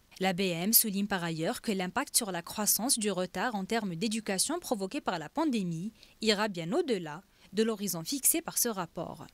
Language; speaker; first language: French; non-native, local second language; Arabic